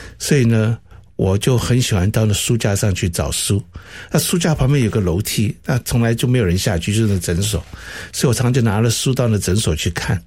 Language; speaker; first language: Chinese; non-native, local second language; Cantonese